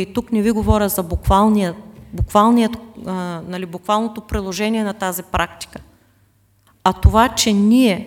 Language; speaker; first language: Bulgarian; native; Bulgarian